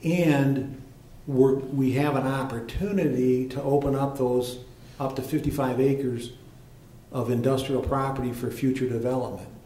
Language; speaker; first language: English; native; English